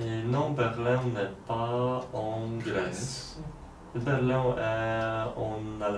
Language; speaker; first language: French; non-native, learner; Polish